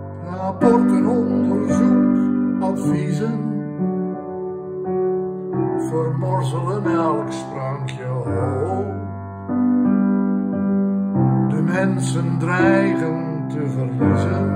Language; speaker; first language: Dutch; native; Dutch